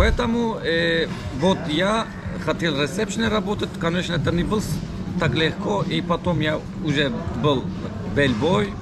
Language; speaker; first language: Russian; non-native, learner; Turkish